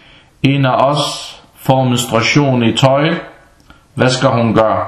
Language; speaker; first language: Danish; non-native, fluent; Arabic